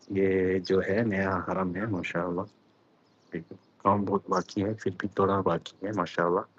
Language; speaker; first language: Hindi; non-native, local second language; Malayalam